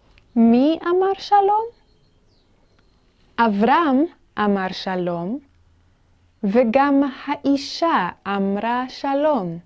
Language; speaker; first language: Hebrew; non-native, fluent; English